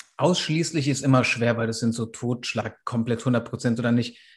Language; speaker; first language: German; native; German